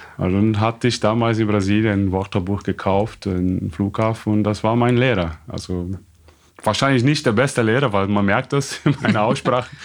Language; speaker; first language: German; non-native, fluent; Portuguese